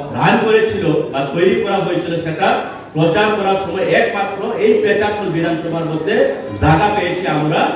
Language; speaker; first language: Bangla; non-native, local second language; Kok Borok